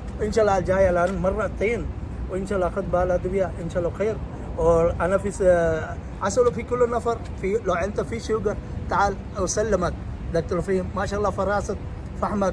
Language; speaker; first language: Arabic; non-native, learner; Urdu